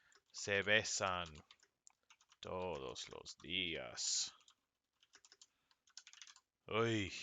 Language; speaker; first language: Spanish; non-native, fluent; English